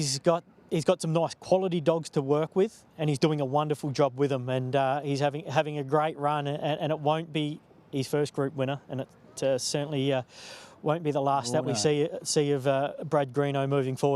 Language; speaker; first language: English; native; English